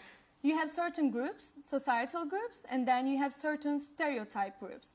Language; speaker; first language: English; non-native, fluent; Turkish